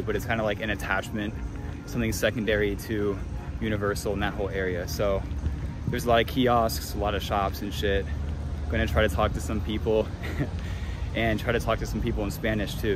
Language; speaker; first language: English; native; English